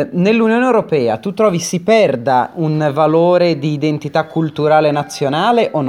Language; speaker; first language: Italian; native; Italian